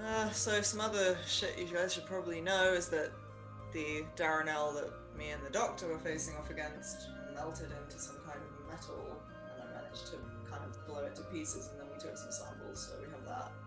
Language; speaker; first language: English; native; English